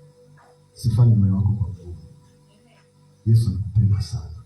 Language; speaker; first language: Swahili; native; Swahili